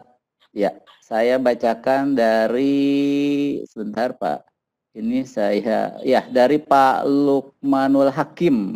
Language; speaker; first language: Indonesian; native; Indonesian